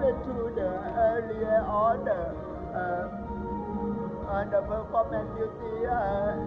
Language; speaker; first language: English; non-native, learner; Thai